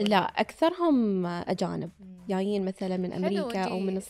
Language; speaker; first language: Arabic; native; Arabic